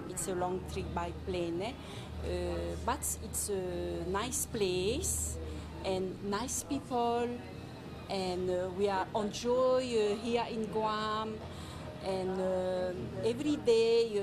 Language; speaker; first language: English; non-native, learner; French